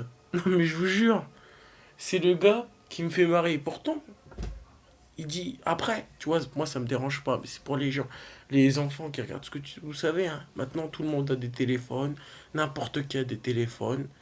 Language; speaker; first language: French; native; French